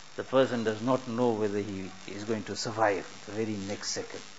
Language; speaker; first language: English; native; English